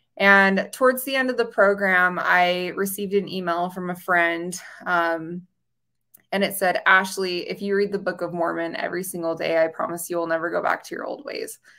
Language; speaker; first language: English; native; English